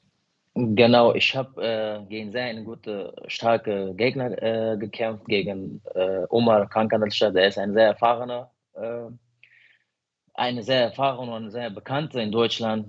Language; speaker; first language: German; non-native, fluent; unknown